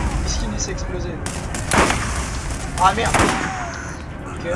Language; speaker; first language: French; native; French